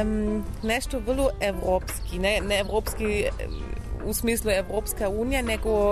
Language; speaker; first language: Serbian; non-native, learner; German